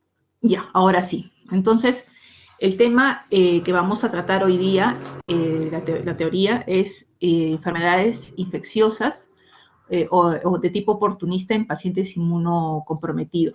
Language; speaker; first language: Spanish; native; Spanish